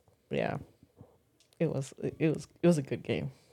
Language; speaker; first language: English; early bilingual, other home language; Spanish